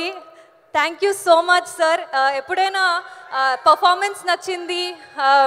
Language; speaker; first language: Telugu; non-native, learner; Kannada